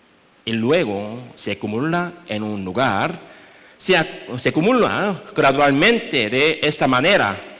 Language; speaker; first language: Spanish; non-native, learner; Korean